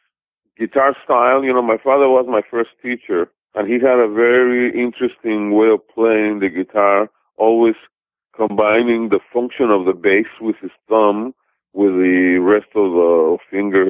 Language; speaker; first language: English; non-native, fluent; Spanish